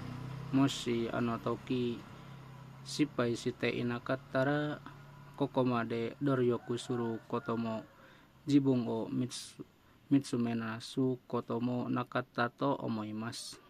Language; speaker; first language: Japanese; non-native, learner; Indonesian